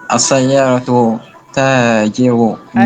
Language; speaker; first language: Arabic; non-native, learner; French